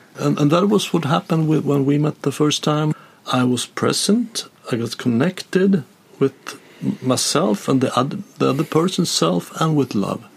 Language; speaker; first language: English; non-native, fluent; Swedish